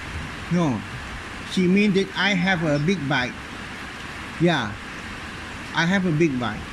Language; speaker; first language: English; non-native, local second language; Malay